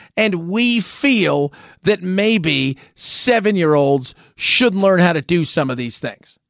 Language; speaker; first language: English; early bilingual, other home language; Spanish